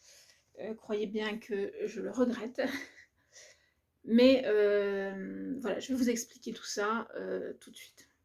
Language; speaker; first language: French; native; French